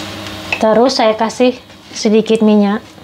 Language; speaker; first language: Indonesian; native; Indonesian